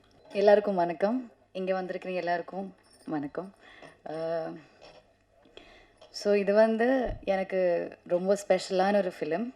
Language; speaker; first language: Tamil; non-native, learner; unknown